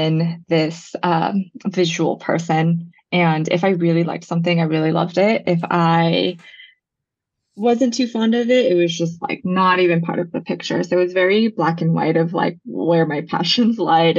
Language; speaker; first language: English; early bilingual, other home language; Japanese